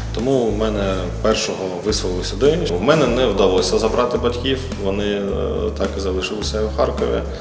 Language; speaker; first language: Ukrainian; native; Ukrainian